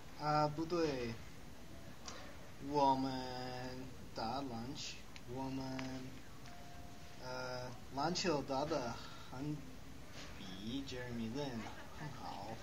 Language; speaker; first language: Chinese; non-native, learner; English